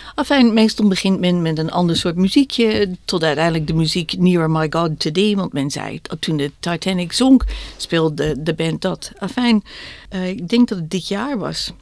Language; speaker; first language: Dutch; native; Dutch